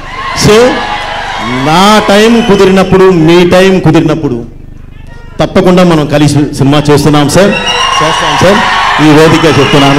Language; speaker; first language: Telugu; native; Telugu